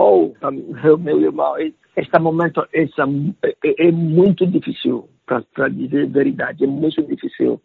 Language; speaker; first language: Portuguese; non-native, learner; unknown